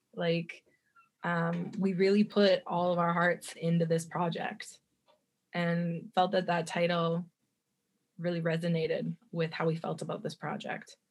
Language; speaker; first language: English; native; English